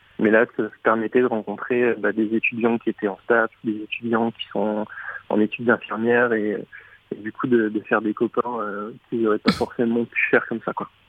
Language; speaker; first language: French; native; French